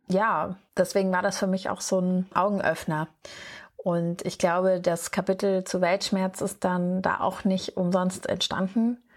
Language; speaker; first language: German; native; German